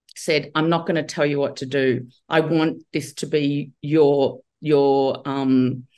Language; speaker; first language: English; native; English